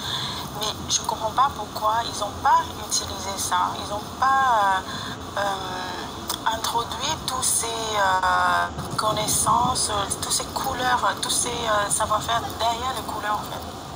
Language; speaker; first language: French; non-native, fluent; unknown